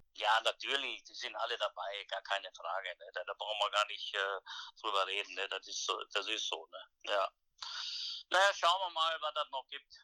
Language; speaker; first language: German; native; German